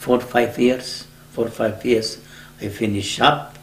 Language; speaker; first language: English; non-native, learner; Macedonian